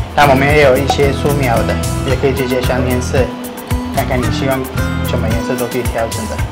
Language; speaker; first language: Chinese; non-native, fluent; Turkish